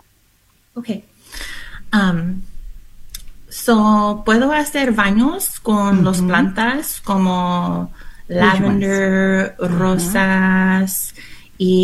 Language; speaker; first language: Spanish; non-native, learner; English